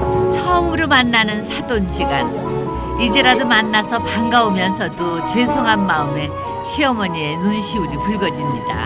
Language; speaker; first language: Korean; native; Korean